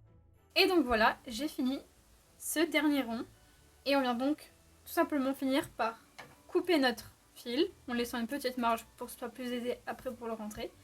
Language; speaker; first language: French; native; French